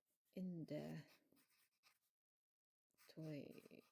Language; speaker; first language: German; non-native, learner; English